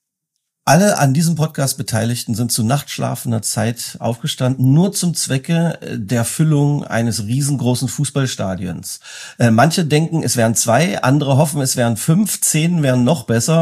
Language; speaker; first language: German; native; German